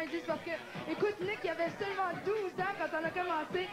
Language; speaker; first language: French; native; French